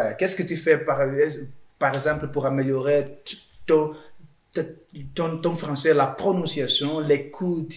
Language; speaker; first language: French; non-native, fluent; Portuguese